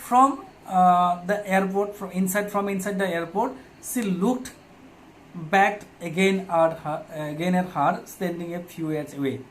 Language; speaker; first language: English; non-native, local second language; Assamese